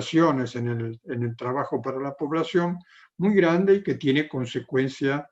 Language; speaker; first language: Spanish; non-native, fluent; Italian